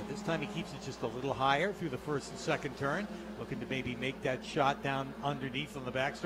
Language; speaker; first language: English; native; English